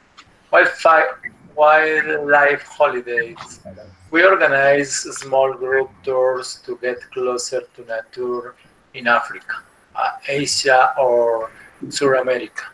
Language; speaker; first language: English; non-native, learner; Spanish